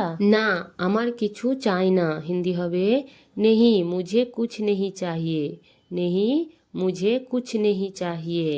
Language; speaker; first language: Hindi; non-native, fluent; Bangla